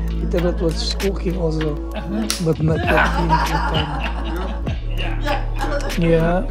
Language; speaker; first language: English; non-native, local second language; Filipino